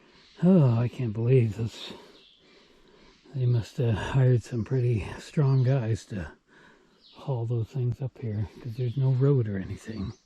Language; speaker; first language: English; native; English